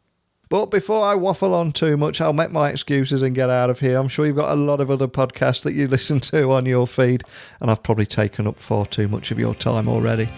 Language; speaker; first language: English; native; English